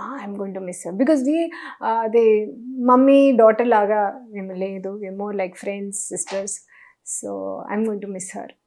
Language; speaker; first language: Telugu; non-native, learner; Hindi